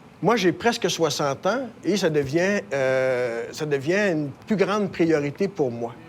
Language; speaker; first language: French; native; French